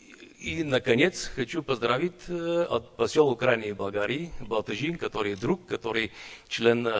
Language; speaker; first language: Russian; non-native, learner; Bulgarian